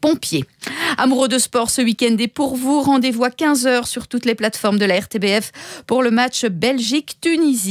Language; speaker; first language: French; native; French